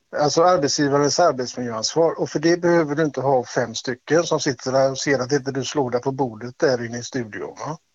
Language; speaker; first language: Swedish; native; Swedish